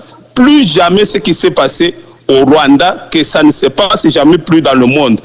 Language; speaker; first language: French; non-native, local second language; Lingala